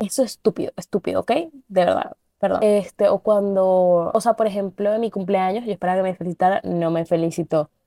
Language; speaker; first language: Spanish; native; Spanish